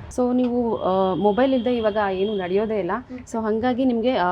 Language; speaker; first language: Kannada; native; Kannada